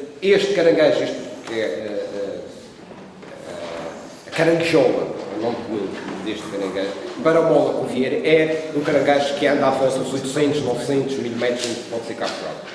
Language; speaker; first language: Portuguese; native; Portuguese